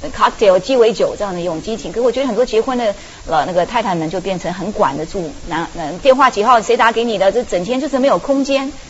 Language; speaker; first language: Chinese; early bilingual, heritage; Chinese